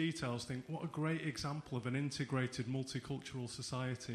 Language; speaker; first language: English; native; English